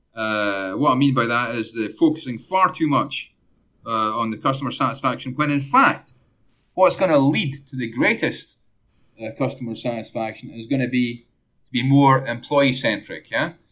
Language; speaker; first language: English; native; English